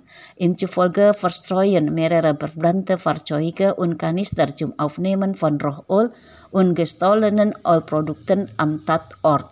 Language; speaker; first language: German; non-native, fluent; Indonesian